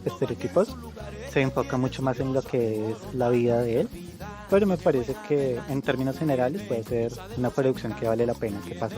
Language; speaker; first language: Spanish; native; Spanish